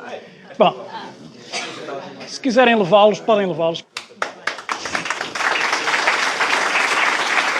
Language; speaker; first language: Portuguese; native; Portuguese